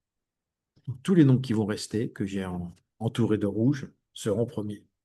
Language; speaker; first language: French; native; French